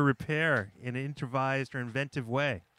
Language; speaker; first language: English; native; English